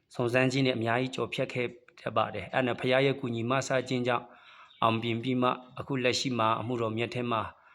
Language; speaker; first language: Burmese; non-native, local second language; Shwe Palaung